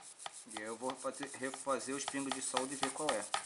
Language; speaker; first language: Portuguese; native; Portuguese